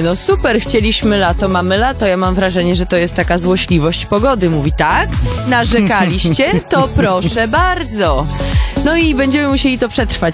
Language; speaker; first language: Polish; native; Polish